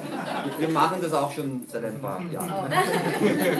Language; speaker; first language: German; native; German